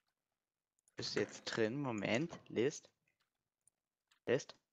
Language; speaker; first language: German; native; German